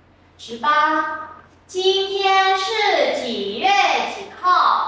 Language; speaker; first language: Chinese; non-native, fluent; Vietnamese